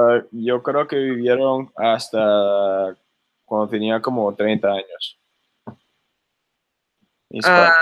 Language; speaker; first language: Spanish; early bilingual, other home language; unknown